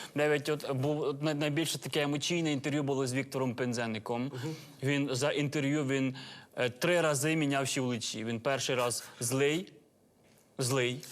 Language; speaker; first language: Ukrainian; early bilingual, heritage; Ukrainian